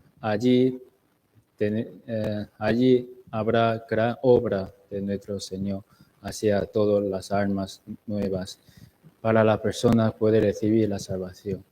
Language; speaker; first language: Spanish; non-native, learner; Chinese